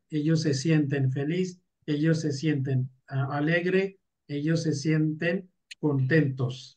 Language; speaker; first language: Spanish; non-native, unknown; Hindi